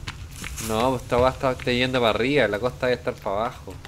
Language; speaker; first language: Spanish; native; Spanish